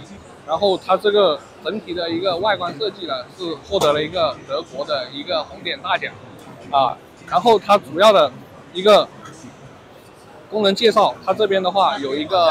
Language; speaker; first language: Chinese; native; Chinese